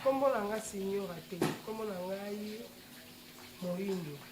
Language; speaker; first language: Portuguese; non-native, learner; Lingala